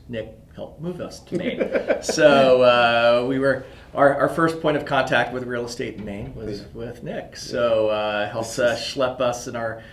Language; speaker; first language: English; native; English